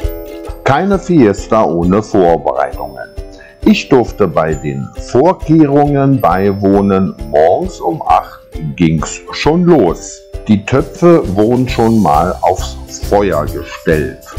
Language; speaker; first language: German; native; German